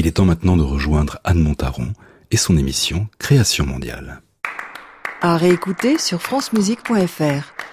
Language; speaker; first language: French; native; French